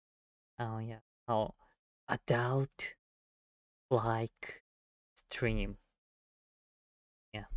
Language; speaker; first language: English; non-native, learner; Japanese